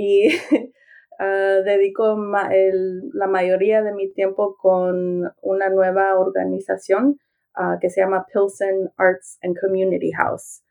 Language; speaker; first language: Spanish; early bilingual, heritage; Spanish